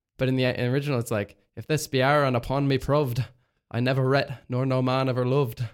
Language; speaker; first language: English; native; English